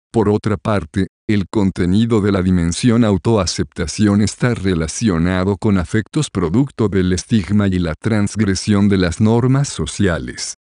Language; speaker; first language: Spanish; native; Spanish